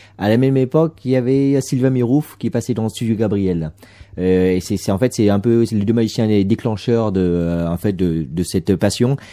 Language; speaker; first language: French; native; French